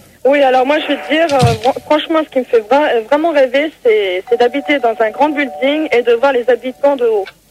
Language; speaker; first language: French; native; French